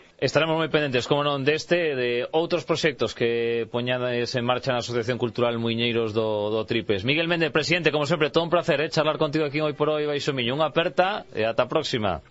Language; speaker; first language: Galician; native; Galician